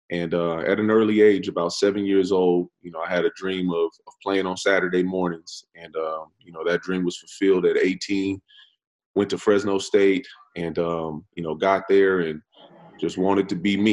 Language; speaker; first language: English; native; English